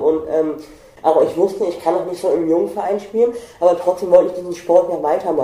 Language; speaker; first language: German; native; German